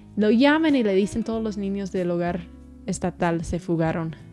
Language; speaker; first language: Spanish; non-native, fluent; English